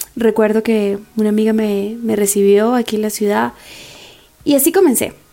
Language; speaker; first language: Spanish; native; Spanish